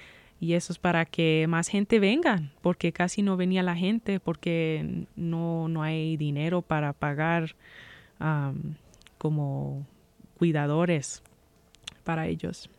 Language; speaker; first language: Spanish; early bilingual, heritage; Spanish